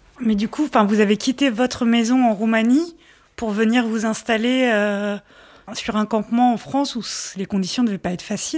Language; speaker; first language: French; native; French